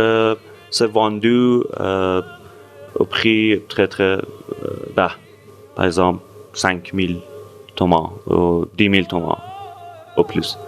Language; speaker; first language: French; non-native, fluent; Persian